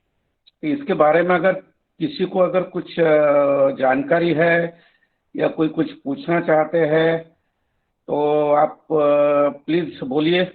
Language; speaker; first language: Hindi; native; Hindi